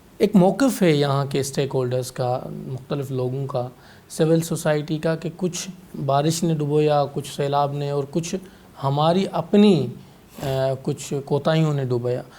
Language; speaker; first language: Urdu; non-native, local second language; Sindhi